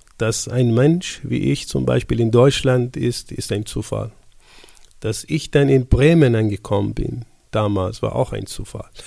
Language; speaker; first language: German; non-native, fluent; Persian